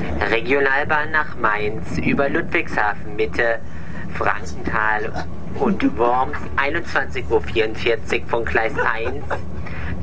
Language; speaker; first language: German; native; German